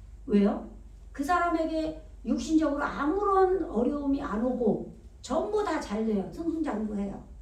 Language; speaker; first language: Korean; native; Korean